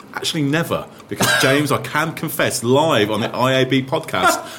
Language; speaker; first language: English; native; English